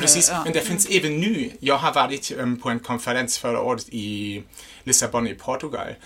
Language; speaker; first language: Swedish; non-native, fluent; German